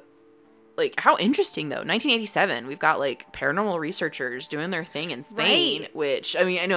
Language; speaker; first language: English; native; English